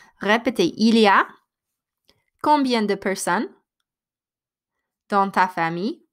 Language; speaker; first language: French; non-native, fluent; English